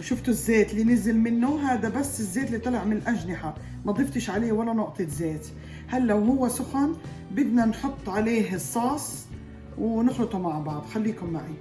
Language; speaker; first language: Arabic; native; Arabic